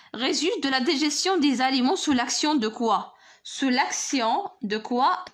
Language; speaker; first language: French; non-native, local second language; Arabic